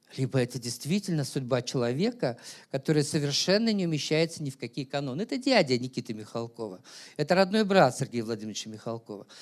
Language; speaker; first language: Russian; native; Russian